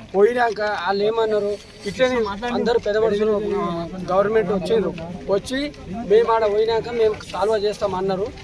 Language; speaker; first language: Telugu; native; Telugu